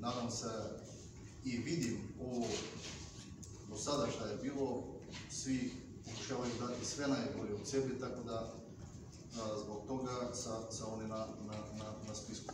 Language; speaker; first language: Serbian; non-native, learner; Bulgarian